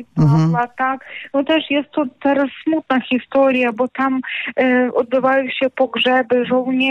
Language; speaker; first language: Polish; non-native, fluent; Ukrainian